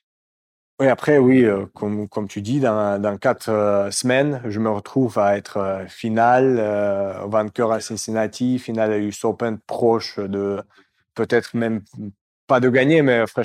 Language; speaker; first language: French; non-native, fluent; Russian